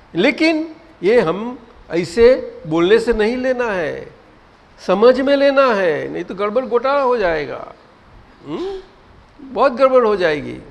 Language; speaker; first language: Hindi; non-native, local second language; Gujarati